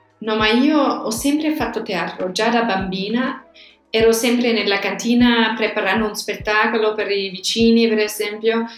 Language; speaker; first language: Italian; non-native, fluent; German